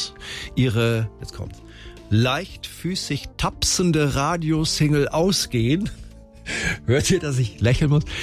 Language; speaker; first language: German; native; German